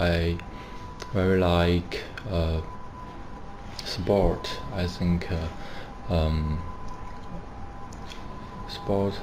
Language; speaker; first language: English; non-native, learner; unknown